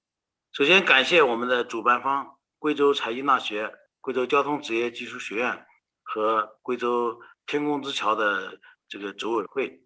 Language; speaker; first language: Chinese; native; Chinese